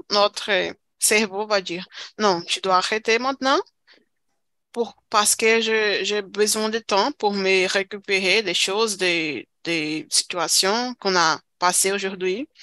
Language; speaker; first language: French; non-native, fluent; Portuguese